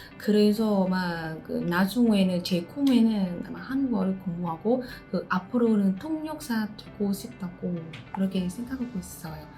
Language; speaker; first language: Korean; non-native, learner; Vietnamese